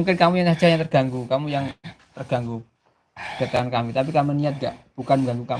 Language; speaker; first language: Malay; non-native, local second language; Javanese